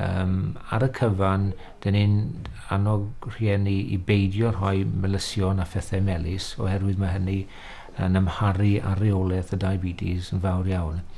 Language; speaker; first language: Welsh; native; Welsh